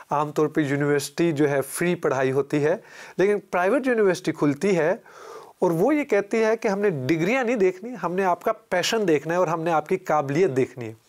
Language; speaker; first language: Urdu; native; Urdu